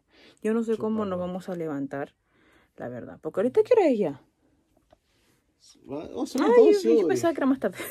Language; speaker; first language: Spanish; native; Spanish